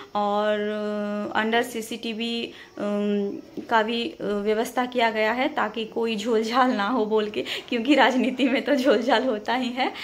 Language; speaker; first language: Hindi; native; Hindi